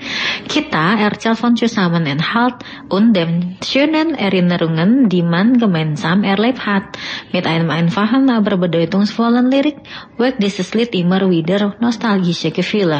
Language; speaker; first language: German; non-native, fluent; Indonesian